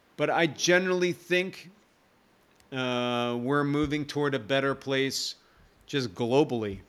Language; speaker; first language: English; native; English